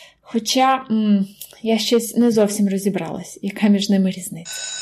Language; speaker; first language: Ukrainian; native; Ukrainian